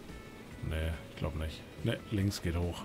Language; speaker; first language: German; native; German